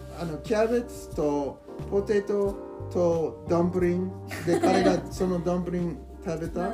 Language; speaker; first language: Japanese; non-native, learner; English